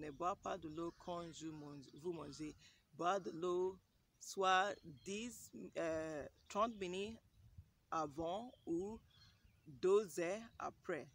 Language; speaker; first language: French; non-native, learner; English